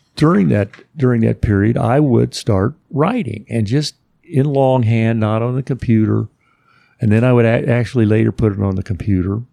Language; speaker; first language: English; native; English